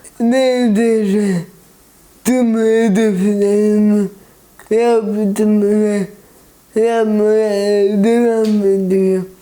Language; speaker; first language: Turkish; early bilingual, heritage; Turkish